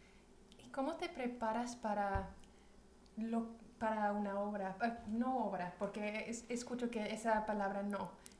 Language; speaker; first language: Spanish; early bilingual, other home language; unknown